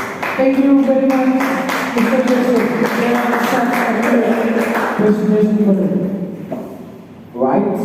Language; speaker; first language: English; non-native, learner; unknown